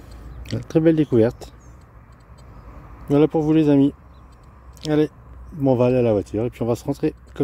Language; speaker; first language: French; native; French